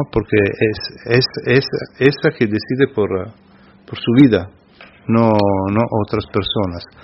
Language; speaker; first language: Spanish; non-native, fluent; Italian